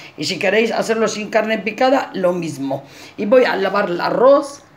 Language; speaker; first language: Spanish; non-native, fluent; Arabic